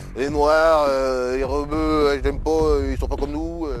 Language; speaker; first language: French; native; French